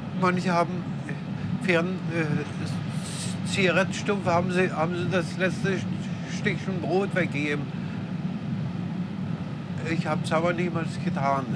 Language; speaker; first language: German; non-native, fluent; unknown